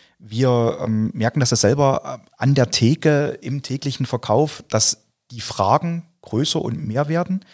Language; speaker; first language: German; native; German